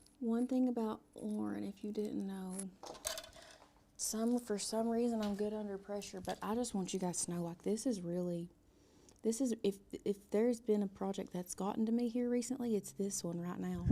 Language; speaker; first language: English; native; English